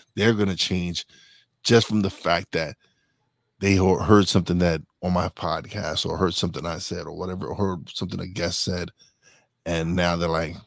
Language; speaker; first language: English; native; English